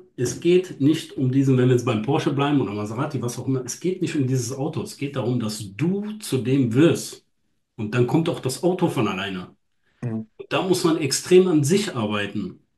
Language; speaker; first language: German; native; German